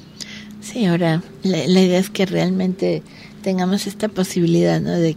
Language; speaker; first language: Spanish; native; Spanish